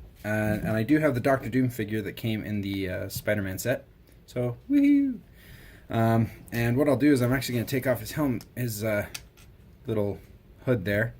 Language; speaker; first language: English; native; English